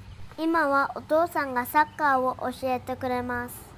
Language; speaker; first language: Japanese; early bilingual, heritage; Japanese